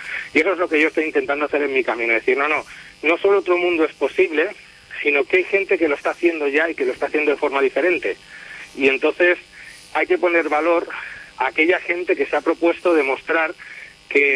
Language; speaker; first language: Spanish; native; Spanish